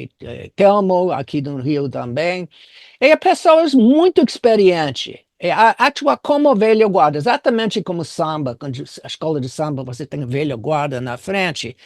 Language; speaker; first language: Portuguese; non-native, fluent; English